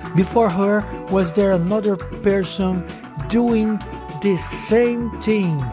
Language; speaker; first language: English; non-native, fluent; Portuguese